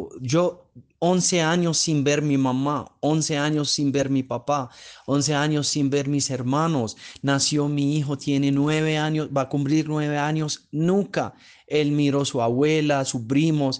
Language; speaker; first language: Spanish; non-native, fluent; Arabic